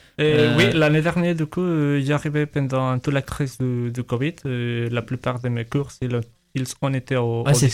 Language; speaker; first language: French; non-native, learner; Spanish